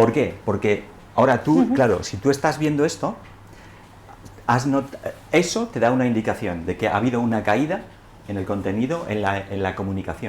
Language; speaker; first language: Spanish; native; Spanish